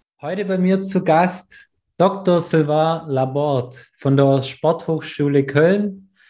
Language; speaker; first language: German; native; German